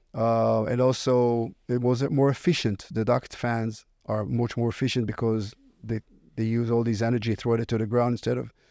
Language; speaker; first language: English; non-native, fluent; Hebrew